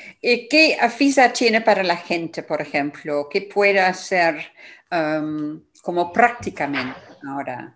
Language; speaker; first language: Spanish; non-native, fluent; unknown